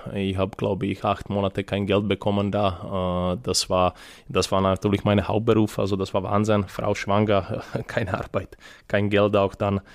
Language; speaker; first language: German; non-native, fluent; Serbian